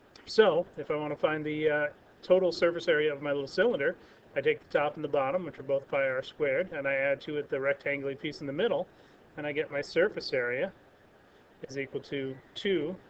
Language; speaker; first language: English; native; English